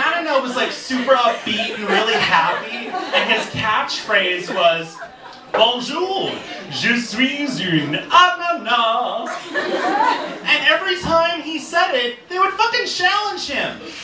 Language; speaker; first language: English; native; English